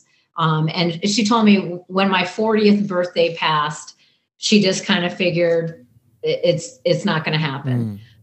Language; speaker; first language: English; native; English